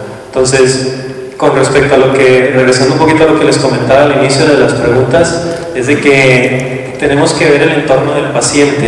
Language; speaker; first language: Spanish; native; Spanish